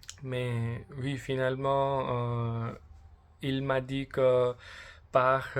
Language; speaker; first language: French; non-native, learner; English